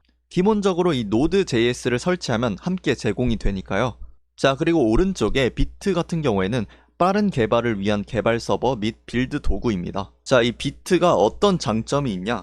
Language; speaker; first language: Korean; native; Korean